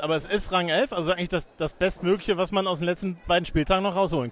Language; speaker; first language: German; native; German